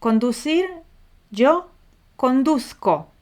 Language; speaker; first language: Spanish; non-native, fluent; Polish